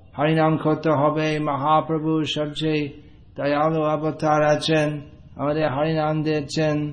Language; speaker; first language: Bangla; non-native, fluent; English